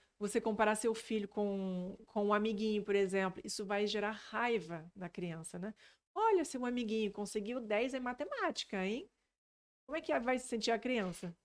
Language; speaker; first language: Portuguese; non-native, fluent; French